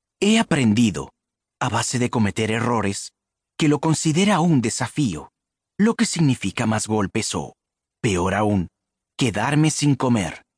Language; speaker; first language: Spanish; native; Spanish